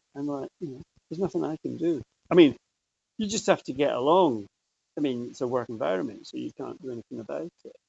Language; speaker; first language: English; native; English